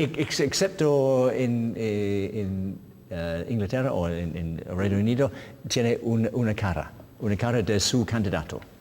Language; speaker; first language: Spanish; non-native, learner; English